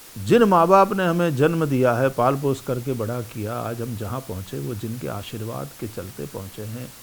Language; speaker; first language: Hindi; non-native, local second language; Gujarati